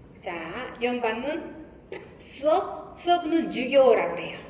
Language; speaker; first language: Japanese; non-native, fluent; Korean